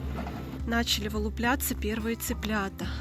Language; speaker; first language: Russian; native; Russian